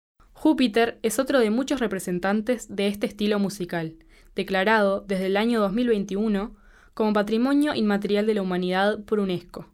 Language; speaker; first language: Spanish; native; Spanish